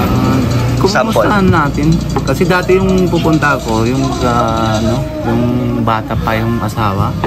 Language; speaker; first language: Filipino; non-native, learner; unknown